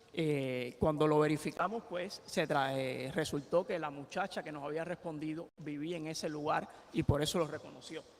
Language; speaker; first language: Spanish; native; Spanish